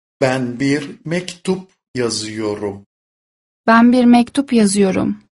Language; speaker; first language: Turkish; non-native, fluent; Persian